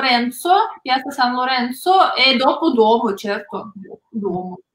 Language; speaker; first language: Italian; non-native, learner; Russian